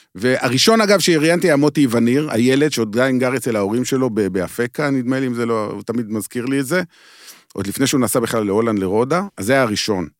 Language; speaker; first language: Hebrew; native; Hebrew